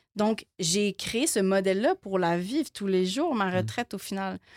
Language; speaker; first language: French; native; French